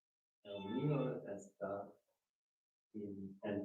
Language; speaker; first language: Spanish; non-native, learner; English